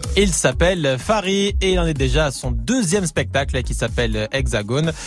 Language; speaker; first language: French; early bilingual, other home language; English